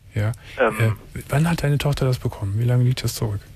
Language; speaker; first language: German; native; German